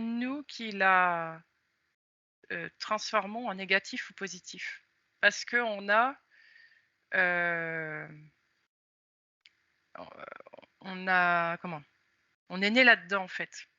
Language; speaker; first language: French; native; French